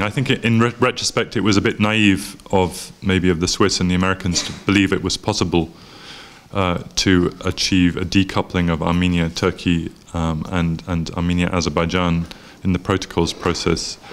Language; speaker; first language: English; native; English